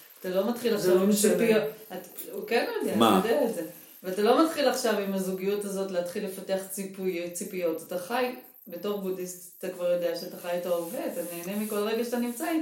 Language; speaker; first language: Hebrew; native; Hebrew